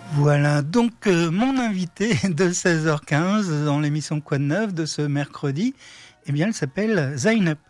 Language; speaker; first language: French; native; French